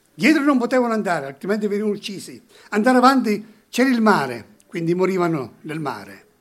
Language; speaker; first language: Italian; early bilingual, heritage; Italian